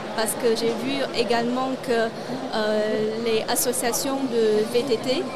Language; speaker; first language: French; non-native, fluent; Chinese